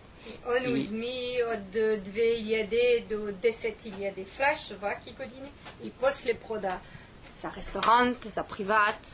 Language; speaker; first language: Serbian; non-native, learner; French